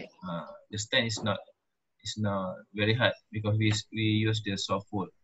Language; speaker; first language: English; non-native, local second language; Malay